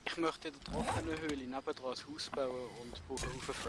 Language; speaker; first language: German; native; German